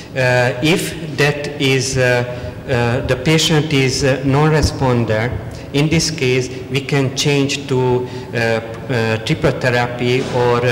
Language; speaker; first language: English; non-native, fluent; Hungarian